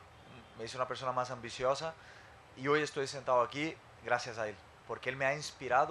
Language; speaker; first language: Spanish; non-native, fluent; Portuguese